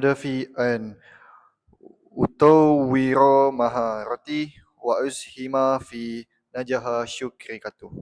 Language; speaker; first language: Arabic; non-native, learner; Malay